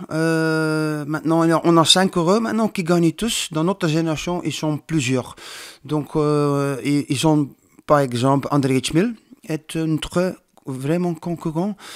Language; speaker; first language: French; non-native, learner; Dutch